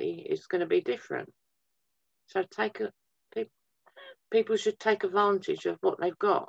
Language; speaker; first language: English; native; English